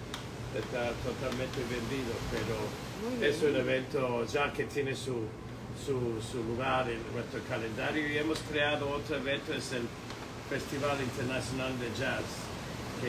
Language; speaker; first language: Spanish; non-native, fluent; English